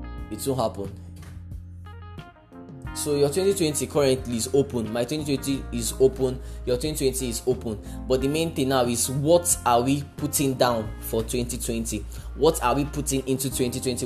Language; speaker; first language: English; non-native, local second language; Igbo